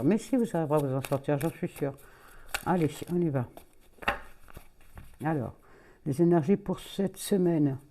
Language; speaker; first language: French; native; French